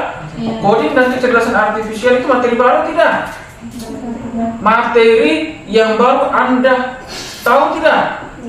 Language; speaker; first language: Indonesian; native; Indonesian